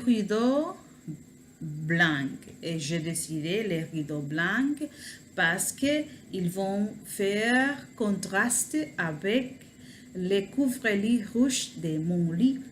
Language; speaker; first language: French; non-native, learner; Spanish